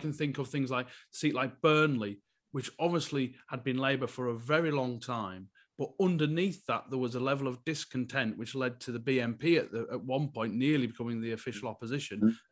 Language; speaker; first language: English; native; English